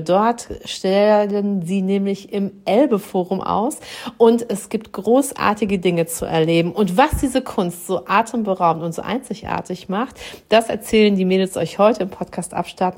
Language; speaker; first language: German; native; German